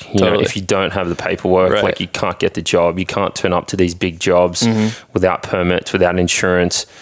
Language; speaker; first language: English; native; English